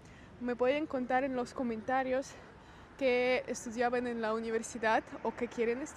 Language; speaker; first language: Spanish; non-native, fluent; Russian